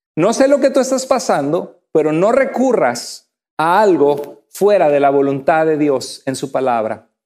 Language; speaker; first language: Spanish; native; Spanish